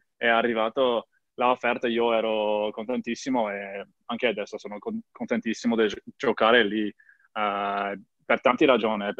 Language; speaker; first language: Italian; non-native, learner; English